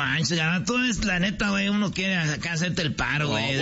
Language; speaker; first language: Spanish; native; Spanish